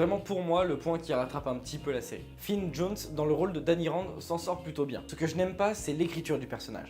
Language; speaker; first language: French; native; French